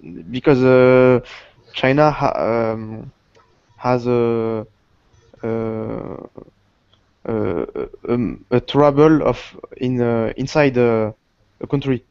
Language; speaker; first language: English; non-native, learner; Portuguese